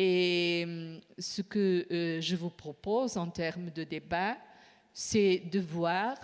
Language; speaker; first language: French; non-native, fluent; Portuguese